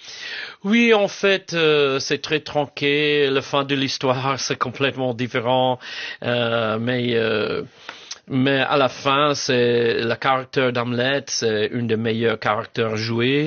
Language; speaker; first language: French; non-native, fluent; English